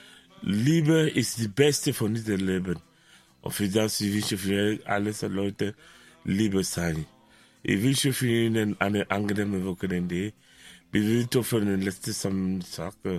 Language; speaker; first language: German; non-native, learner; Romanian